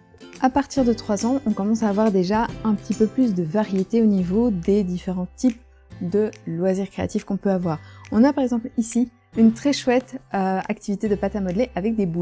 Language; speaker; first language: French; native; French